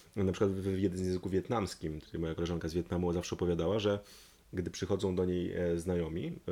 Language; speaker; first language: Polish; native; Polish